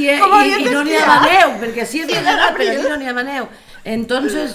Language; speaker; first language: Catalan; native; Catalan